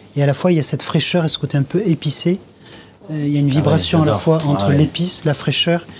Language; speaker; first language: French; native; French